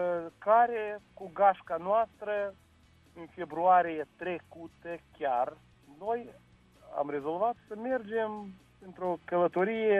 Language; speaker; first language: Romanian; non-native, local second language; Russian